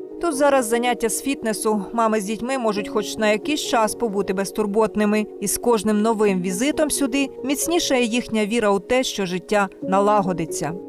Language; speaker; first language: Ukrainian; native; Ukrainian